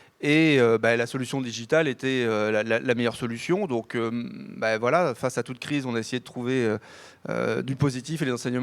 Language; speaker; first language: French; native; French